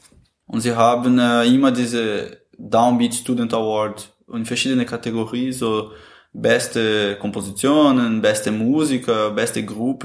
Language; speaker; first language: German; non-native, fluent; Portuguese